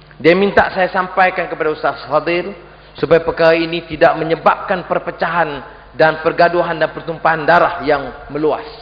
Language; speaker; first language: Malay; native; Malay